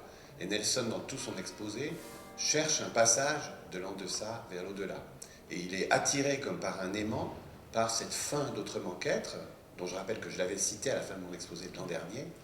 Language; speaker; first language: French; native; French